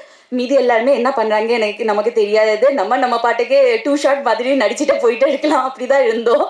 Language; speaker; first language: Tamil; non-native, fluent; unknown